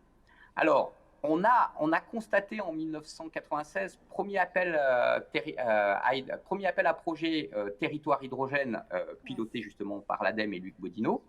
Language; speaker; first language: French; native; French